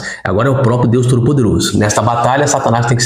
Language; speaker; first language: Portuguese; native; Portuguese